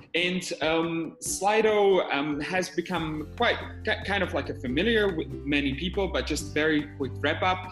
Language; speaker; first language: English; non-native, fluent; Slovak